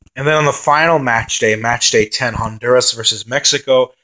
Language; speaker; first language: English; native; English